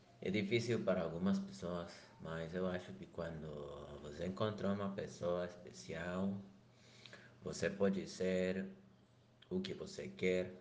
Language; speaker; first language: Portuguese; non-native, learner; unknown